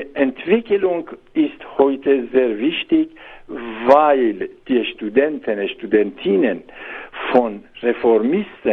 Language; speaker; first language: German; non-native, learner; Persian